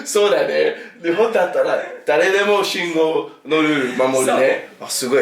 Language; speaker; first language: Japanese; non-native, fluent; English